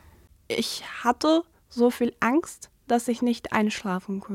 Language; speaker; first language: German; non-native, fluent; Russian